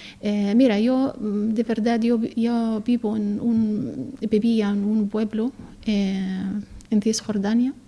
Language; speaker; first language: Spanish; non-native, learner; Arabic